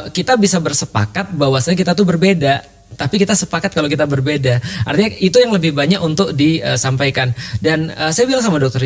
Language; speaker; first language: Indonesian; native; Indonesian